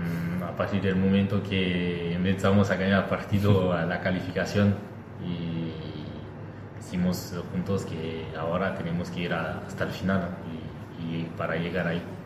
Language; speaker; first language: Spanish; non-native, learner; French